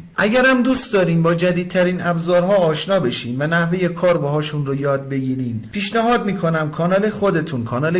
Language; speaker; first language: Persian; native; Persian